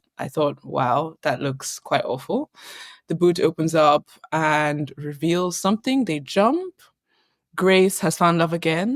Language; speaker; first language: English; native; English